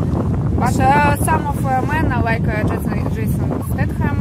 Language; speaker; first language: English; non-native, learner; Russian